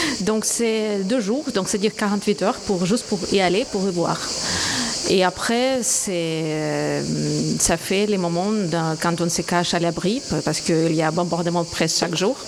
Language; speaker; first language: French; non-native, fluent; Ukrainian